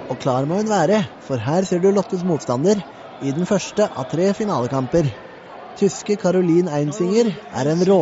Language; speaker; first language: Norwegian; native; Norwegian